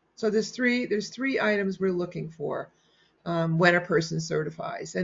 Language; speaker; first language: English; native; English